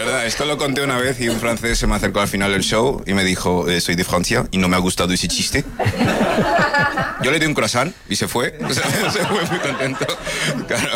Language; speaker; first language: Spanish; early bilingual, other home language; English